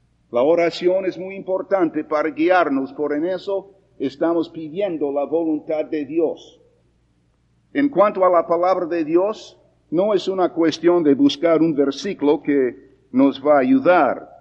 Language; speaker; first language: Spanish; non-native, fluent; English